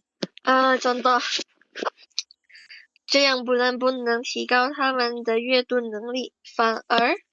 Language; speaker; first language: Chinese; non-native, fluent; Indonesian